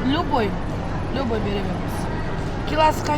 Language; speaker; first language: Turkish; non-native, learner; Kazakh